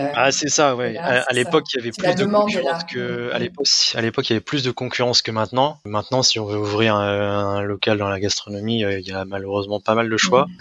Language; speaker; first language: French; native; French